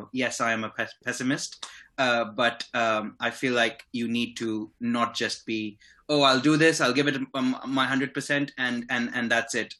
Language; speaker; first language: English; non-native, local second language; Urdu